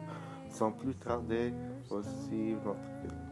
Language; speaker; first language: French; non-native, learner; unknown